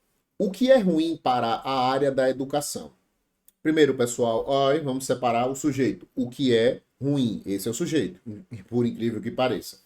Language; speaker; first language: Portuguese; native; Portuguese